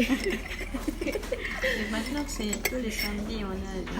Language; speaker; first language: French; non-native, learner; Malay